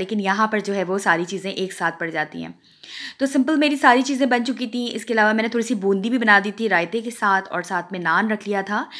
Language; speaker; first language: Urdu; non-native, local second language; Punjabi